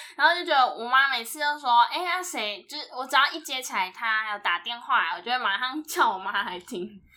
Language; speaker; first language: Chinese; native; Chinese